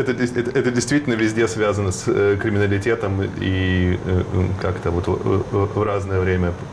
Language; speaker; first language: Russian; native; Russian